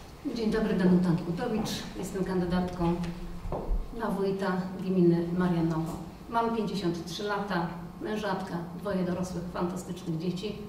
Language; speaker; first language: Polish; native; Polish